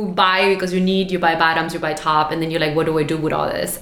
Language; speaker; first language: English; non-native, fluent; Spanish